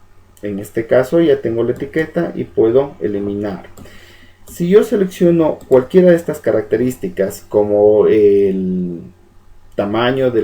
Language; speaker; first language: Spanish; native; Spanish